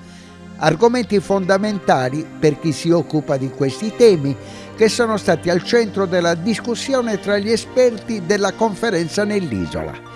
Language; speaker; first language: Italian; native; Italian